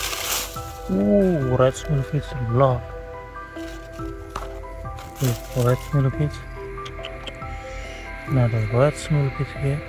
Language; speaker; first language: English; non-native, learner; Khmer